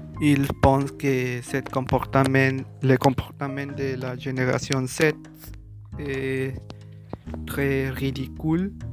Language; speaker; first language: French; non-native, learner; Spanish